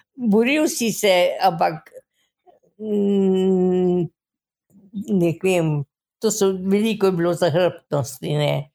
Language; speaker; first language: Slovenian; native; Slovenian